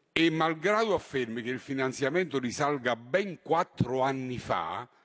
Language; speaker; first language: Italian; native; Italian